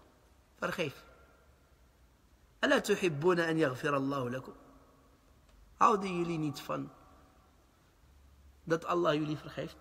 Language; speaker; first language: Dutch; early bilingual, other home language; Arabic